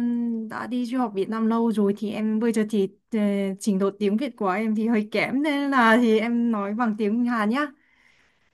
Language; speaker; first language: Vietnamese; non-native, learner; Korean